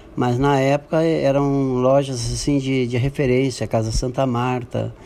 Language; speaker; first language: Portuguese; native; Portuguese